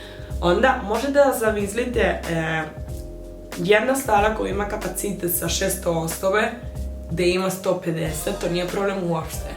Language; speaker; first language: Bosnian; non-native, fluent; Spanish